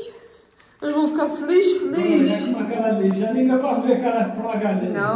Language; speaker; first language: Portuguese; early bilingual, heritage; Portuguese